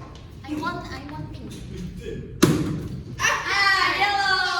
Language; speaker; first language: English; non-native, learner; Indonesian